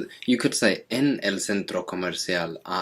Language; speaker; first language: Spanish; non-native, fluent; English